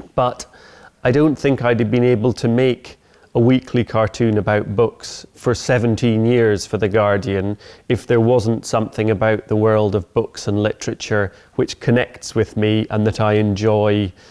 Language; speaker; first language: English; native; English